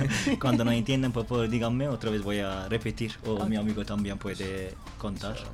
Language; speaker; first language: Spanish; non-native, learner; Turkish